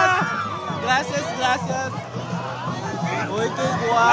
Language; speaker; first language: Spanish; non-native, learner; Filipino